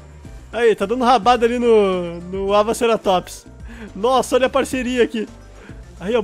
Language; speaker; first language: Portuguese; native; Portuguese